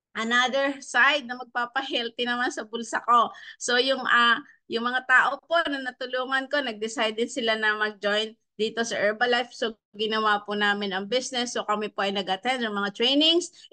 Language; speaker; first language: Filipino; native; Filipino